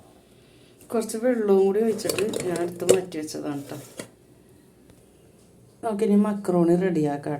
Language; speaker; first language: Malayalam; native; Malayalam